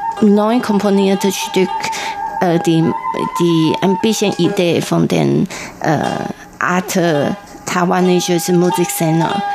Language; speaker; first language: German; non-native, learner; Chinese